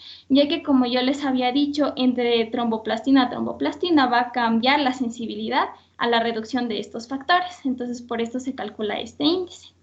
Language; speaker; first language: Spanish; native; Spanish